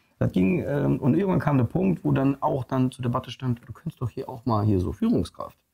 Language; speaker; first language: German; early bilingual, other home language; Polish